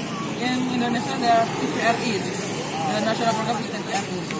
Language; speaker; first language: English; non-native, learner; Indonesian